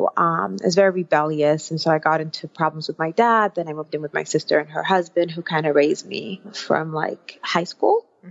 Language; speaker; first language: English; early bilingual, other home language; Arabic